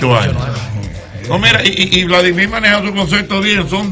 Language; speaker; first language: Spanish; native; Spanish